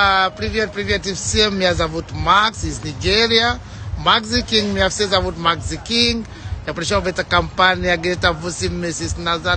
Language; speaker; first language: Russian; non-native, fluent; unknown